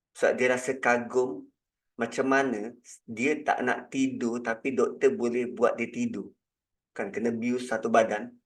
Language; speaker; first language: Malay; native; Malay